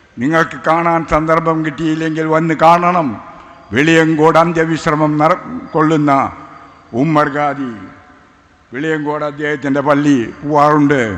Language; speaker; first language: Malayalam; native; Malayalam